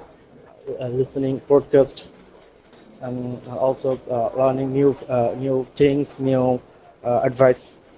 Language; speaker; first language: English; non-native, learner; Bangla